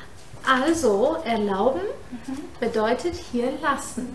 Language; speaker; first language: German; non-native, fluent; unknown